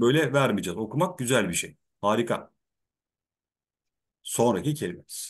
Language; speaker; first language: Turkish; native; Turkish